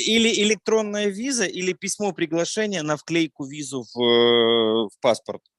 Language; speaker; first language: Russian; native; Russian